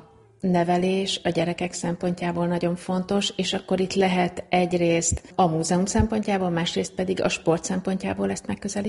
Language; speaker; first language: Hungarian; native; Hungarian